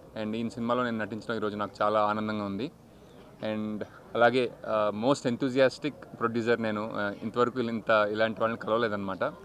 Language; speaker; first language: Telugu; native; Telugu